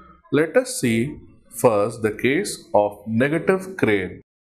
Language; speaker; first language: English; non-native, local second language; Hindi